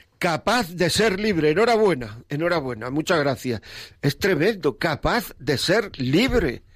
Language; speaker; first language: Spanish; native; Spanish